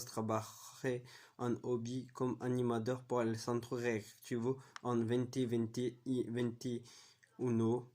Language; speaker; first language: Spanish; non-native, learner; French